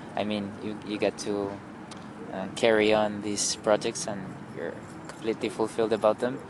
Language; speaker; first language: English; non-native, fluent; Spanish